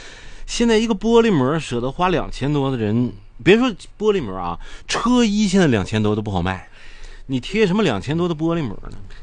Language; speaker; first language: Chinese; native; Chinese